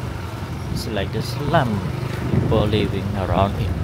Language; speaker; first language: English; non-native, learner; Khmer